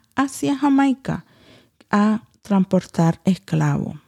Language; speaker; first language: Spanish; early bilingual, heritage; Spanish